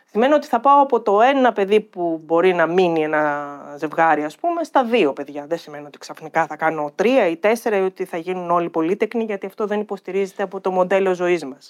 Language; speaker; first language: Greek; native; Greek